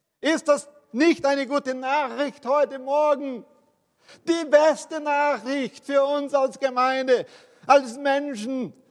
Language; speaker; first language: German; non-native, fluent; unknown